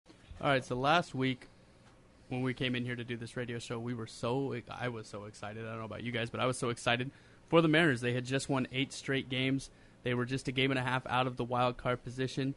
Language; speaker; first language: English; native; English